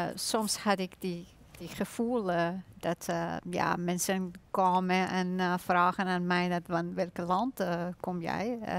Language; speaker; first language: Dutch; non-native, learner; Persian